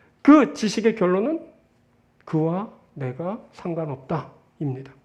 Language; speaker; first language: Korean; native; Korean